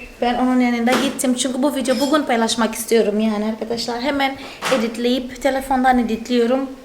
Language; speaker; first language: Turkish; non-native, fluent; Portuguese